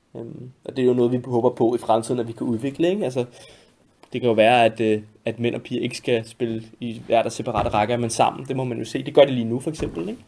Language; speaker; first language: Danish; native; Danish